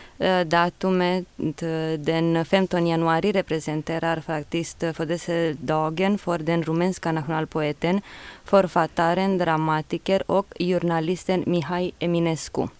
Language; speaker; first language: Swedish; non-native, fluent; Romanian